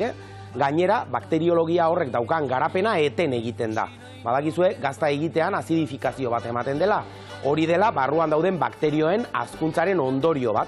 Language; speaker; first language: Basque; native; Basque